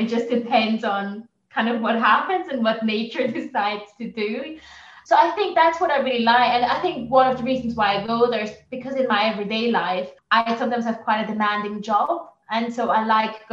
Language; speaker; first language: English; non-native, fluent; German